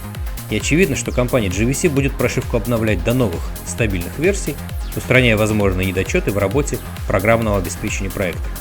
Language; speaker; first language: Russian; native; Russian